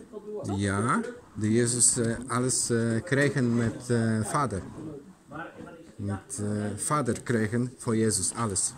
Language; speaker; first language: Dutch; non-native, learner; Polish